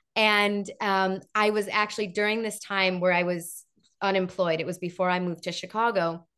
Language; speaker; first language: English; native; English